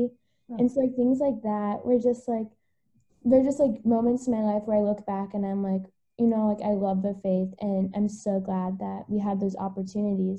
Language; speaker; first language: English; native; English